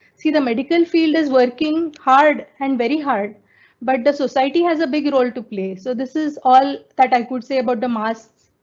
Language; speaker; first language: English; non-native, local second language; Marathi